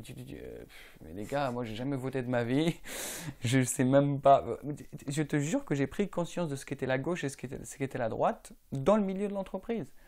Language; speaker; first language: French; non-native, local second language; Arabic